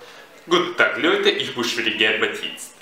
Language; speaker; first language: German; non-native, learner; Russian